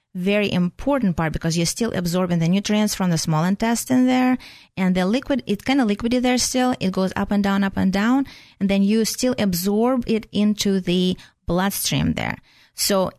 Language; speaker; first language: English; non-native, fluent; Russian